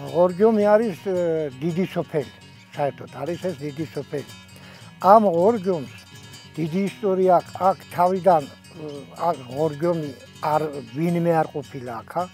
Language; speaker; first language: Georgian; native; Georgian